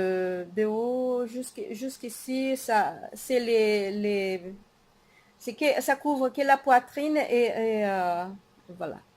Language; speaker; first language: French; non-native, fluent; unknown